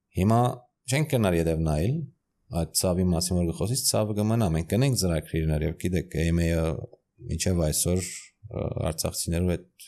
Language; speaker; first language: Armenian; early bilingual, heritage; Armenian